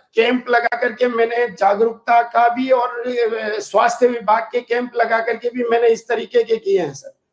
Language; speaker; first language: Hindi; native; Hindi